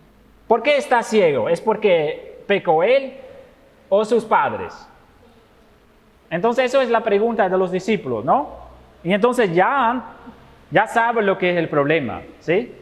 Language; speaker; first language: Spanish; non-native, fluent; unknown